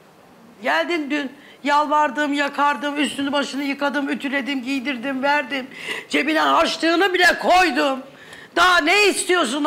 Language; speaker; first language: Turkish; native; Turkish